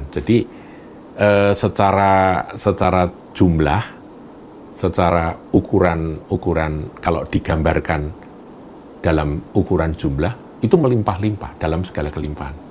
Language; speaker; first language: Indonesian; native; Indonesian